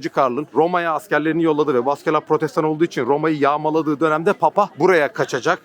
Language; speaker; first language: Turkish; native; Turkish